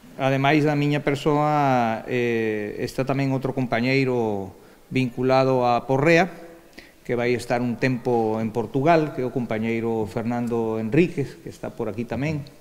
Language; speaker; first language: Galician; early bilingual, heritage; Galician